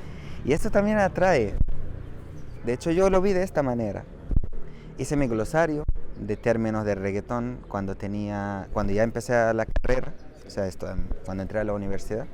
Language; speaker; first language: Spanish; non-native, fluent; Arabic